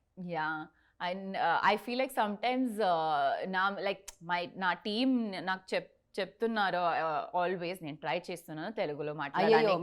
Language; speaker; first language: Telugu; non-native, learner; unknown